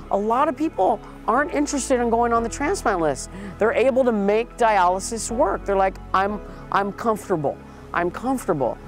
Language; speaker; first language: English; native; English